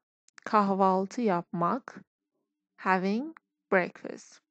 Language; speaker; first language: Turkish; non-native, fluent; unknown